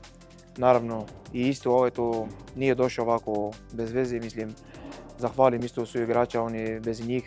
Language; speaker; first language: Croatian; non-native, fluent; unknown